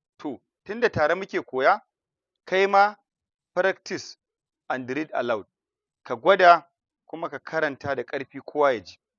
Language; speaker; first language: Hausa; native; Hausa